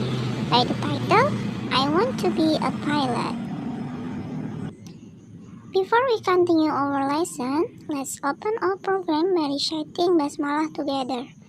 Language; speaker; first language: English; non-native, fluent; Indonesian